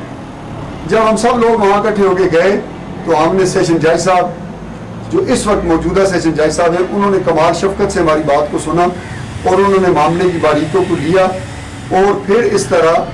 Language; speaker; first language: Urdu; non-native, local second language; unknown